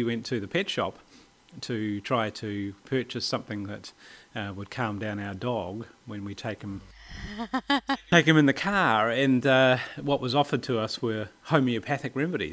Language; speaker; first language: English; native; English